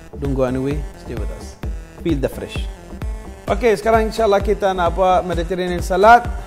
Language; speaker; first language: English; non-native, local second language; Malay